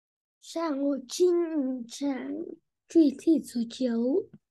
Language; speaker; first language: Chinese; non-native, learner; Vietnamese